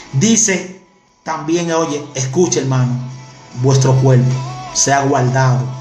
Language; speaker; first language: Spanish; native; Spanish